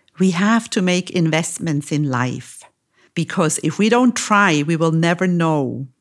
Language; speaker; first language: English; non-native, fluent; German